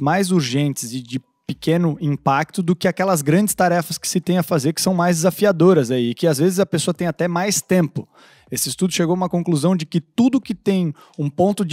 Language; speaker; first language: Portuguese; native; Portuguese